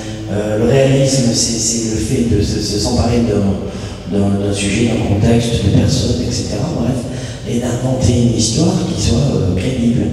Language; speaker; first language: French; native; French